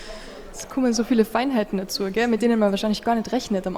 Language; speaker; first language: German; native; German